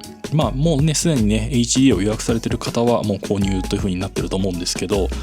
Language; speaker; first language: Japanese; native; Japanese